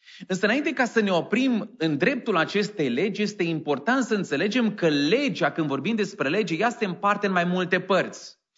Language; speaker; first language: Romanian; native; Romanian